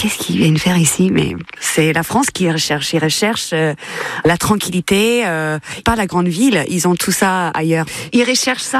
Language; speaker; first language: French; non-native, fluent; English